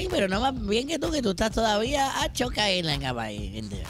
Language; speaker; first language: Spanish; native; Spanish